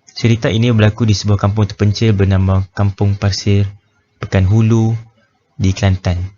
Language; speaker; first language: Malay; native; Malay